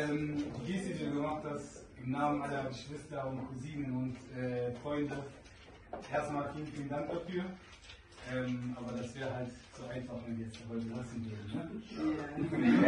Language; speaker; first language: German; early bilingual, other home language; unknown